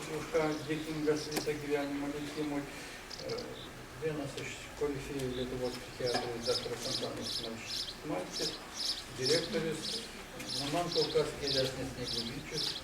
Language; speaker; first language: Lithuanian; non-native, local second language; Russian